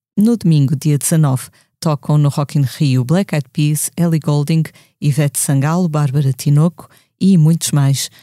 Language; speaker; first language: Portuguese; native; Portuguese